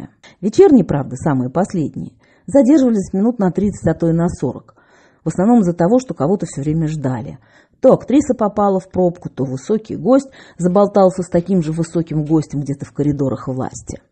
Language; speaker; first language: Russian; native; Russian